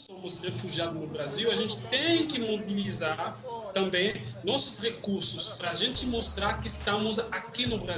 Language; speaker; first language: Portuguese; non-native, fluent; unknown